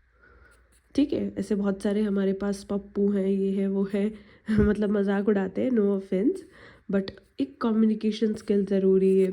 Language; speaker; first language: Hindi; native; Hindi